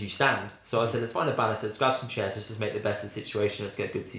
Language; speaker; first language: English; native; English